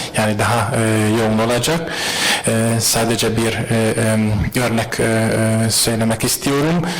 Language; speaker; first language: Turkish; non-native, fluent; Hungarian